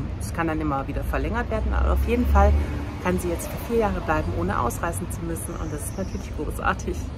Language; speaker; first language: German; native; German